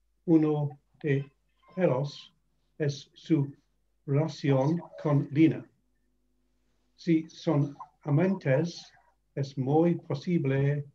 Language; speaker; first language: Spanish; non-native, fluent; English